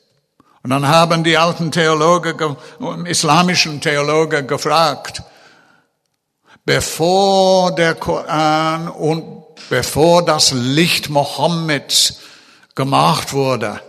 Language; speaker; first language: German; non-native, fluent; English